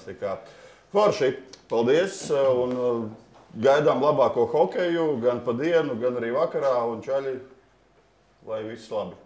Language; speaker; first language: Latvian; native; Latvian